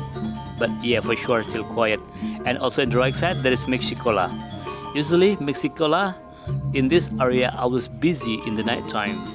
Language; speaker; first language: English; non-native, learner; Indonesian